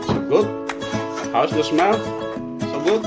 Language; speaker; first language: English; non-native, learner; Indonesian